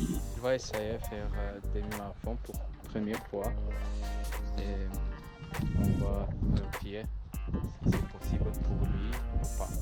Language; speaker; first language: French; non-native, learner; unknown